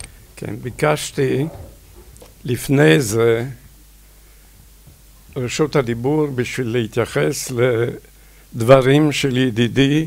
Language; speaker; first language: Hebrew; non-native, fluent; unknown